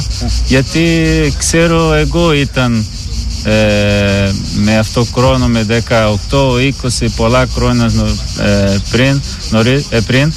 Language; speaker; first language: Greek; non-native, learner; Portuguese